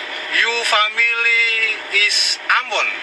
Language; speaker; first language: English; non-native, learner; Indonesian